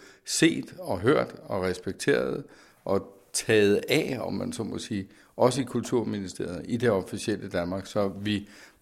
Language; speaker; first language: Danish; native; Danish